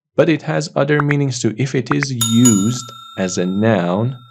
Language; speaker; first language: English; non-native, fluent; Persian